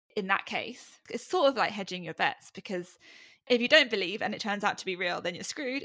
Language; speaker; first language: English; native; English